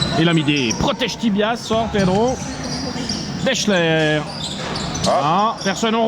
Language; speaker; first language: French; native; French